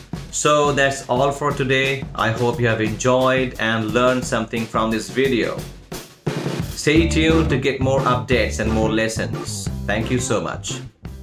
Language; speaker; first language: English; non-native, local second language; Bangla